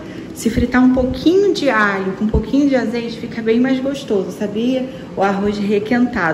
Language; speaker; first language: Portuguese; native; Portuguese